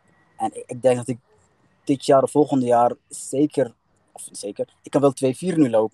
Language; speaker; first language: Dutch; early bilingual, other home language; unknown